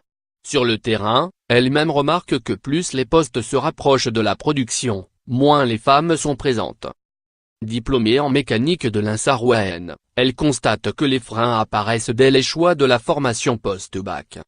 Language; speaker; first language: French; native; French